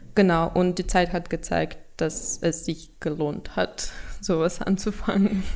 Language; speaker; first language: German; non-native, fluent; Russian